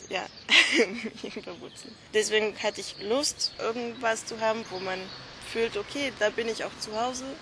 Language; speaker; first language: German; early bilingual, heritage; German